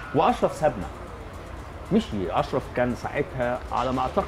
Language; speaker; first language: Arabic; native; Arabic